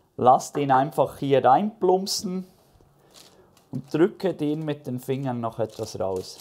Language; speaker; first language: German; native; German